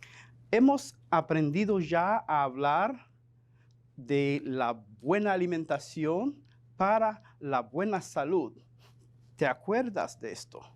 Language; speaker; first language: Spanish; non-native, fluent; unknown